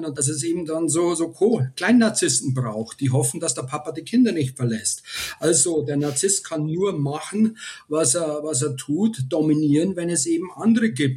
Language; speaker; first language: German; native; German